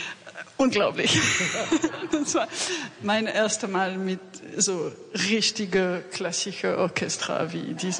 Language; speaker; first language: German; non-native, fluent; French